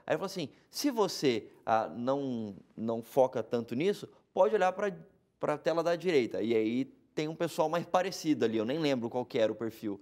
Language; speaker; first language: Portuguese; native; Portuguese